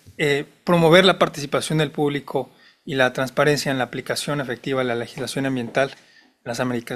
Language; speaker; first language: Spanish; native; Spanish